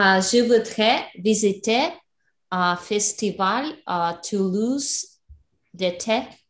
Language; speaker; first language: French; non-native, learner; English